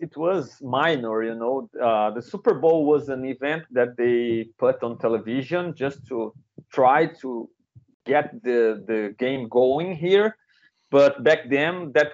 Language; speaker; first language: English; non-native, fluent; Portuguese